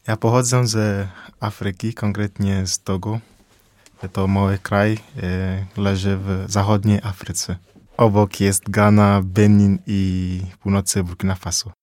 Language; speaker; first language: Polish; non-native, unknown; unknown